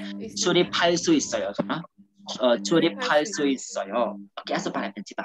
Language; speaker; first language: Korean; non-native, fluent; Burmese